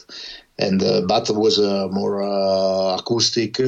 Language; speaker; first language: English; non-native, learner; Italian